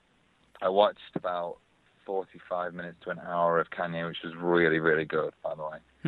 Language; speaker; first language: English; native; English